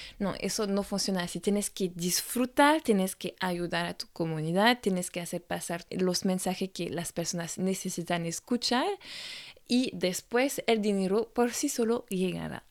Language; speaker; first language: Spanish; non-native, fluent; French